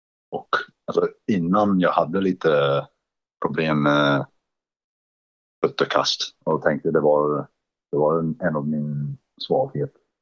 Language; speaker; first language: Swedish; non-native, fluent; English